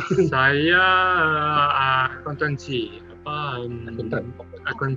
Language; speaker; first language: Indonesian; non-native, learner; French